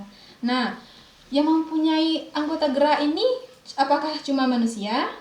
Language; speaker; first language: Indonesian; native; Indonesian